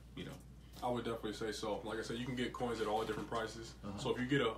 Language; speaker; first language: English; native; English